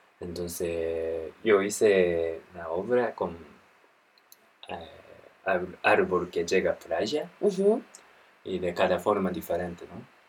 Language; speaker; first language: Spanish; non-native, learner; Japanese